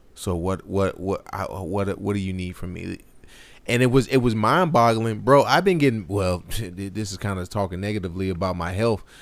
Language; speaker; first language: English; native; English